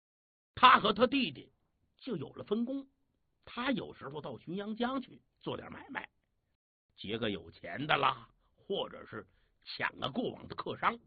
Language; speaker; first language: Chinese; native; Chinese